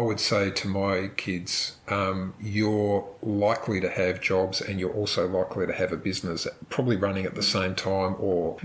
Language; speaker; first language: English; native; English